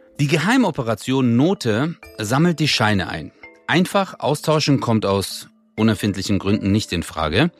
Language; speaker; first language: German; early bilingual, other home language; Turkish